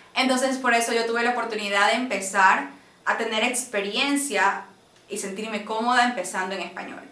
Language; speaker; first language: Spanish; native; Spanish